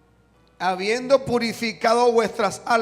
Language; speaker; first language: Spanish; native; Spanish